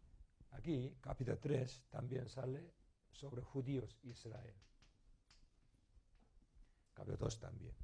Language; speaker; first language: Spanish; non-native, learner; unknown